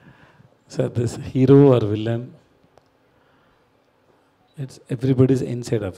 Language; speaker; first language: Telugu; non-native, learner; Tamil